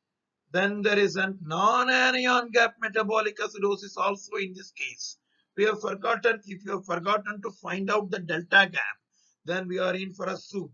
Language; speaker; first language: English; non-native, local second language; Tamil